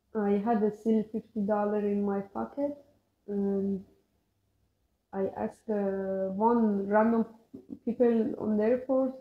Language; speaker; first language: English; non-native, learner; Persian